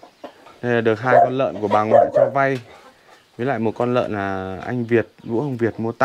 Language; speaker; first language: Vietnamese; native; Vietnamese